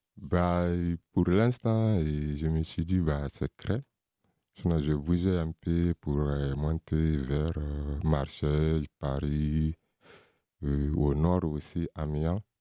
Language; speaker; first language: French; non-native, local second language; Mandingo